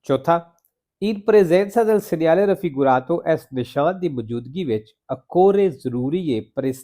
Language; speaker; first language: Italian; non-native, fluent; Punjabi